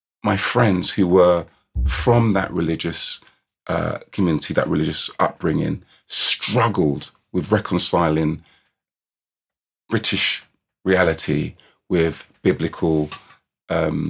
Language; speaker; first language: English; native; English